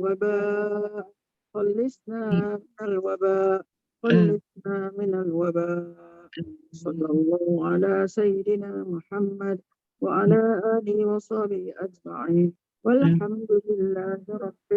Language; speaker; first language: Arabic; non-native, fluent; Malay